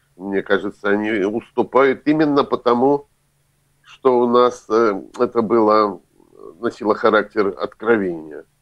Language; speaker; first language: Russian; native; Russian